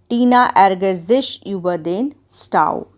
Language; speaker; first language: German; non-native, fluent; Hindi